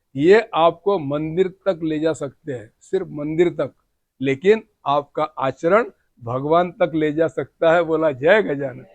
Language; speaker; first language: Hindi; non-native, local second language; Marathi